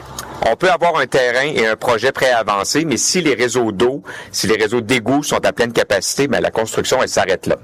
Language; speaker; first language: French; native; French